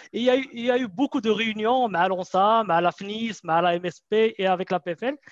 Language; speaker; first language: French; non-native, local second language; Arabic